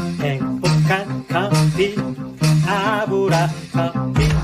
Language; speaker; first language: Korean; native; Korean